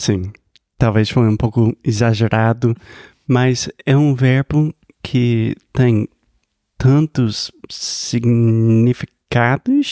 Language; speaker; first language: Portuguese; non-native, fluent; English